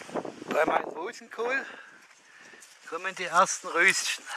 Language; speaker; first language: German; native; German